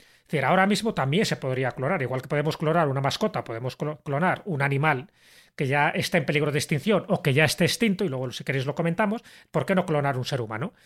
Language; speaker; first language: Spanish; native; Spanish